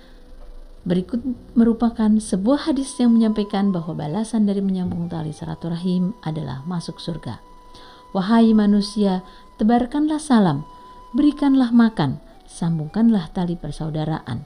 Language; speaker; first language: Indonesian; native; Indonesian